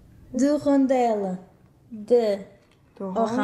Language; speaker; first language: French; non-native, fluent; Portuguese